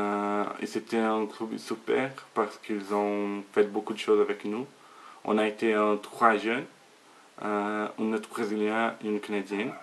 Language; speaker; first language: French; non-native, learner; Portuguese